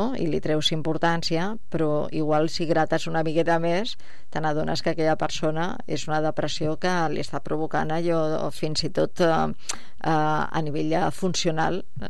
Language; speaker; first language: Catalan; native; Catalan